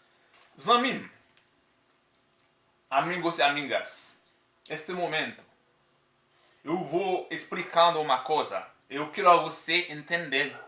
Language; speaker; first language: Portuguese; non-native, learner; Haitian Creole